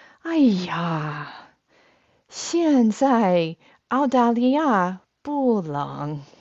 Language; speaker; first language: Chinese; non-native, fluent; English